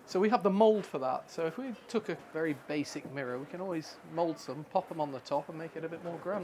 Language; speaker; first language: English; native; English